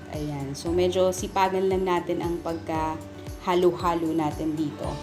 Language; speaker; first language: Filipino; non-native, local second language; Iloko